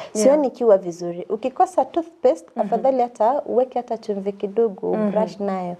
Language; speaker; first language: Swahili; non-native, local second language; Kamba